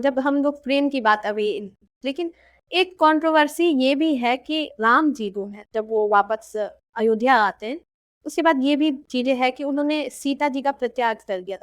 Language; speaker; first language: Hindi; native; Hindi